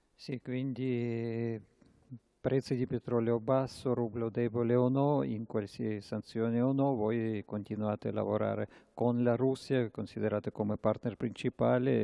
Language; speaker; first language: Italian; non-native, fluent; Russian